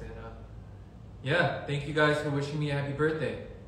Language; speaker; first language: English; early bilingual, other home language; Korean